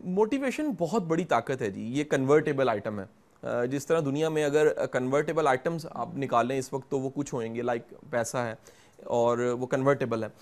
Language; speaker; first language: Urdu; non-native, local second language; Punjabi